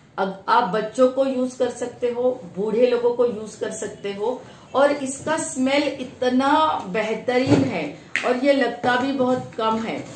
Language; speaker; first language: Hindi; non-native, local second language; Marathi